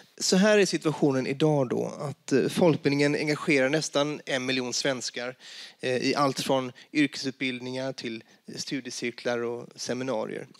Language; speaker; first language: Swedish; native; Swedish